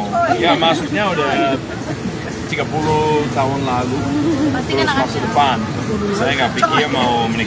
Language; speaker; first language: Indonesian; non-native, fluent; English